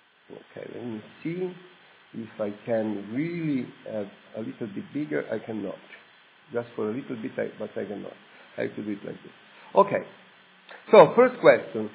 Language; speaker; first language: English; non-native, fluent; Italian